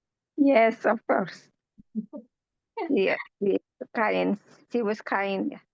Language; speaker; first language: English; non-native, learner; Indonesian